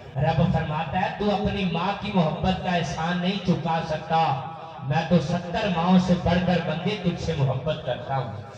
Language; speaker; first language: Urdu; non-native, local second language; Punjabi